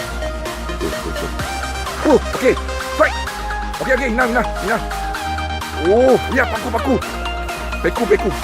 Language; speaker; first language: English; non-native, learner; Thai